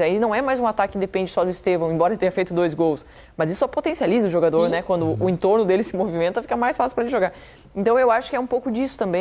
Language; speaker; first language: Portuguese; native; Portuguese